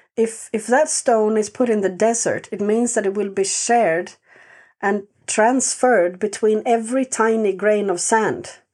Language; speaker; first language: English; non-native, fluent; Swedish